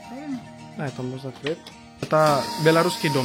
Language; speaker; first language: Russian; non-native, learner; Indonesian